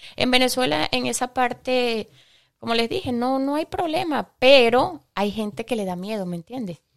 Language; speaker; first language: Spanish; native; Spanish